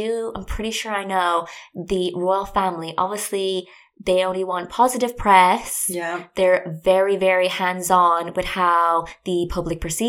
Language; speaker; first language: English; native; English